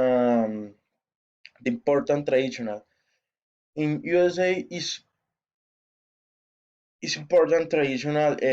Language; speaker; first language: English; non-native, learner; Spanish